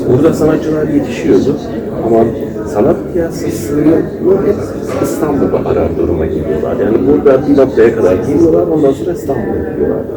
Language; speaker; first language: Turkish; native; Turkish